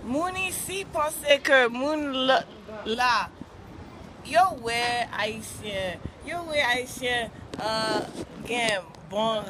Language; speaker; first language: Haitian Creole; early bilingual, heritage; English